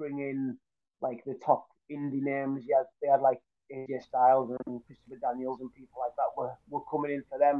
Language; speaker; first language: English; native; English